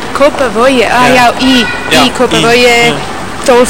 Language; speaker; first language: Icelandic; non-native, learner; English